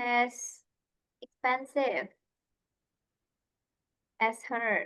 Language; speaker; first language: English; non-native, fluent; Indonesian